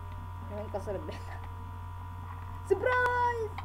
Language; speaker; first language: Arabic; native; Arabic